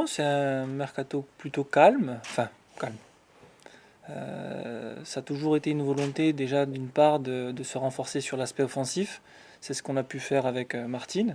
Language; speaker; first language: French; native; French